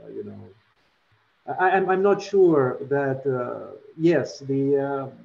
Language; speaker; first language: English; non-native, fluent; Russian